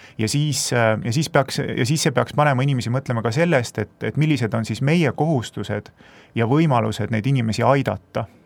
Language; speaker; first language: Estonian; native; Estonian